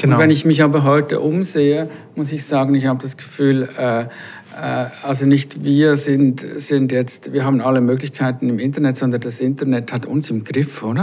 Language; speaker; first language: German; native; German